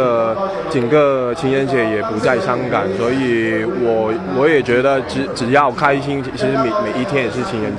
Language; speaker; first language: Chinese; non-native, local second language; Cantonese